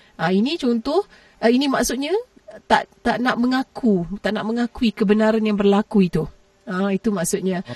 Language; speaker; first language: Malay; native; Malay